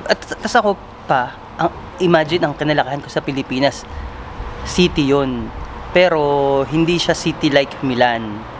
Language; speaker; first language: Filipino; native; Filipino